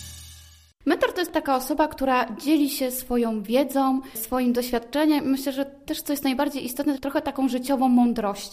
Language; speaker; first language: Polish; native; Polish